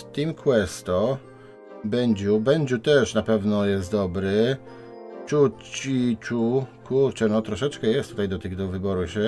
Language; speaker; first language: Polish; native; Polish